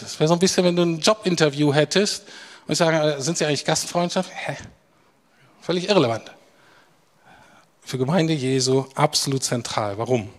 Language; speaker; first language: German; native; German